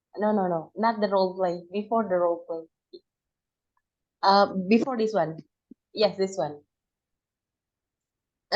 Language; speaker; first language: English; non-native, fluent; Indonesian